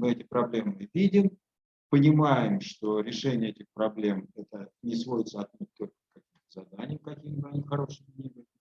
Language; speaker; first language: Russian; native; Russian